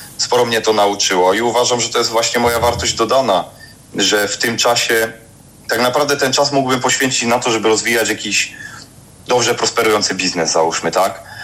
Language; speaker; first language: Polish; native; Polish